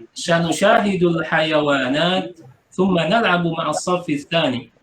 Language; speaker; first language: Arabic; non-native, fluent; Indonesian